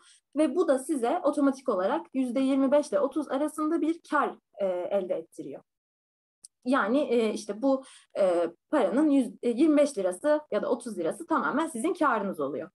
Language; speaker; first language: Turkish; native; Turkish